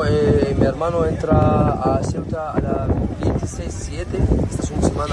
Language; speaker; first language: Spanish; non-native, learner; Arabic